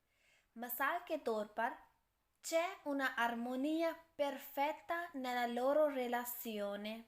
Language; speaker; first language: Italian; non-native, fluent; Urdu